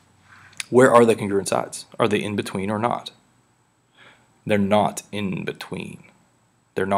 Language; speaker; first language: English; native; English